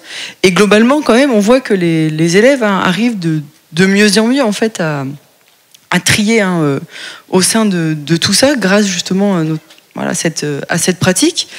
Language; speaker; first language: French; native; French